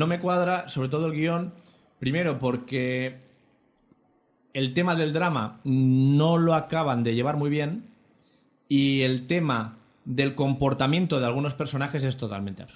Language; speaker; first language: Spanish; native; Spanish